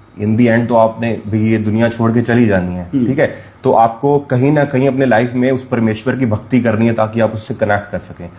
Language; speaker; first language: Hindi; native; Hindi